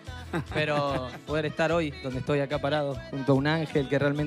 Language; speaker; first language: Spanish; native; Spanish